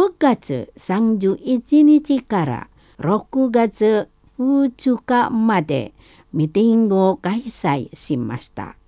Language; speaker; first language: Japanese; non-native, learner; Indonesian